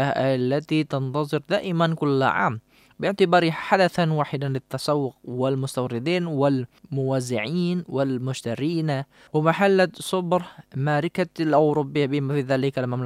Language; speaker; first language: Arabic; non-native, fluent; Indonesian